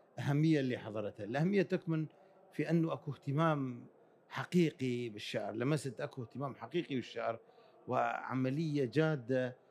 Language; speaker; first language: Arabic; early bilingual, other home language; Kurdish